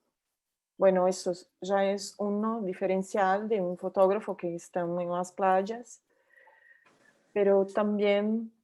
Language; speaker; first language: Spanish; non-native, learner; Portuguese